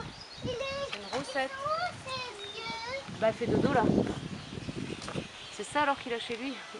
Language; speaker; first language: French; native; French